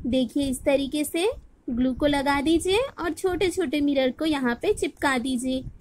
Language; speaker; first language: Hindi; non-native, local second language; Bangla